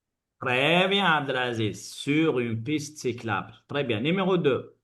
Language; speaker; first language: French; non-native, fluent; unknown